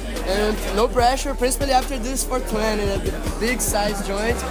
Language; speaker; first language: English; non-native, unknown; Portuguese